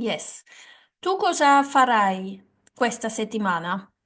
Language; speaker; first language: Italian; non-native, learner; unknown